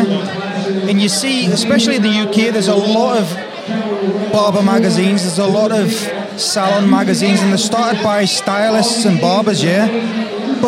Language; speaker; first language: English; native; English